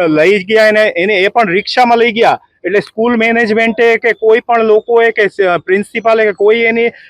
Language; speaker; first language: Gujarati; non-native, local second language; Sindhi